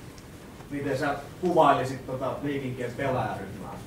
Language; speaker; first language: Finnish; native; Finnish